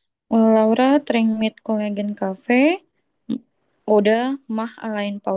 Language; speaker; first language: German; non-native, learner; Indonesian